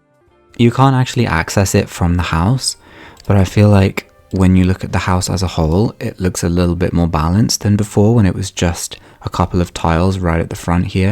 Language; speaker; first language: English; native; English